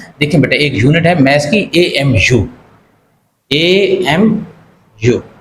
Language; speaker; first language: Urdu; native; Urdu